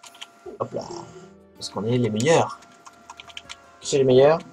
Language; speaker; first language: French; native; French